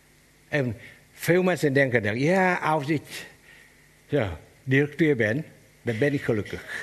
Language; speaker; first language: Dutch; non-native, learner; Vietnamese